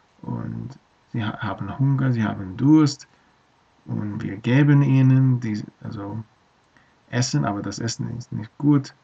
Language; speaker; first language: German; non-native, learner; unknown